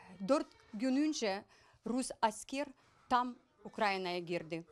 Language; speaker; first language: Turkish; non-native, learner; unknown